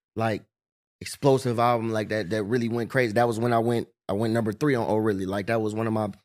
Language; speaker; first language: English; native; English